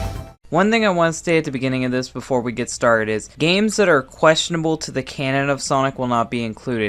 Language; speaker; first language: English; native; English